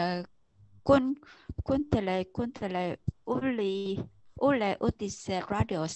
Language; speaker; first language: Finnish; non-native, learner; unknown